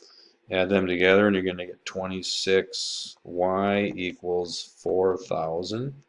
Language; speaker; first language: English; native; English